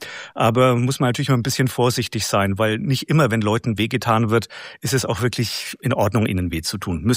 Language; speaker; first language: German; native; German